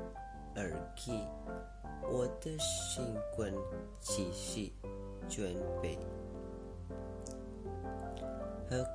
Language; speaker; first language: Chinese; non-native, learner; Indonesian